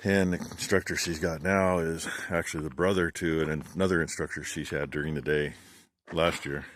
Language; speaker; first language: English; native; English